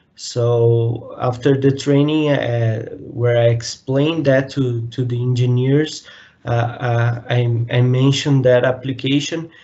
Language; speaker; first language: English; non-native, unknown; Portuguese